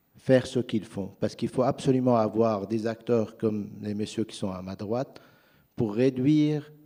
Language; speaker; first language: French; non-native, fluent; Arabic